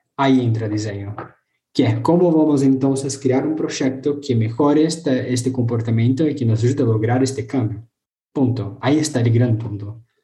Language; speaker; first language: Spanish; non-native, fluent; Portuguese